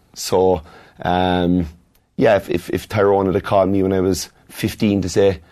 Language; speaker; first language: English; native; English